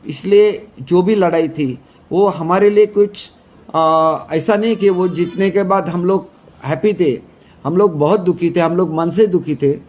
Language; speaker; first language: Hindi; non-native, local second language; Marathi